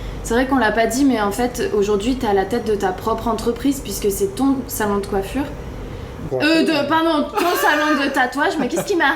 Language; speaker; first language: French; native; French